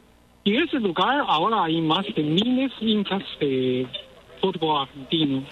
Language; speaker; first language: Spanish; non-native, learner; Chinese